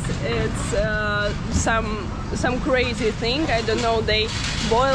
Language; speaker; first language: English; non-native, fluent; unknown